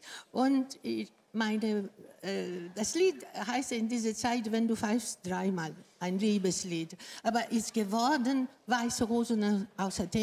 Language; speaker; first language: German; non-native, fluent; Greek